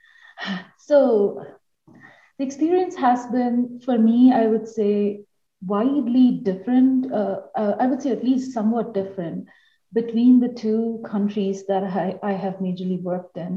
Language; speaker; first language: English; non-native, local second language; Bangla